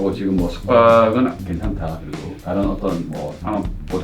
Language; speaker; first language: Korean; native; Korean